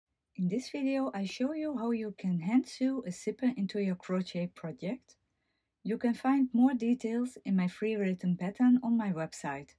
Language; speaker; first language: English; non-native, fluent; Dutch